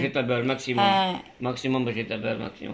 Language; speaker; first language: English; non-native, learner; French